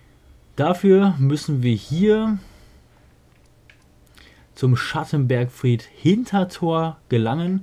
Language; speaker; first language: German; native; German